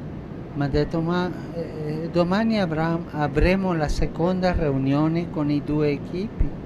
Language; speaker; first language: Italian; non-native, fluent; Spanish